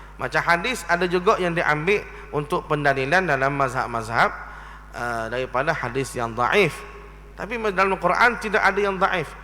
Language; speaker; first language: Malay; native; Malay